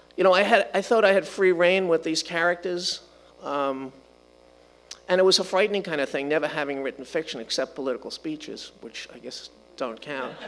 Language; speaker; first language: English; native; English